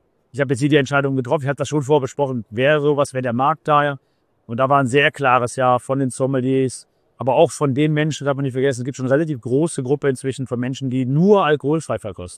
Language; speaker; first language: German; native; German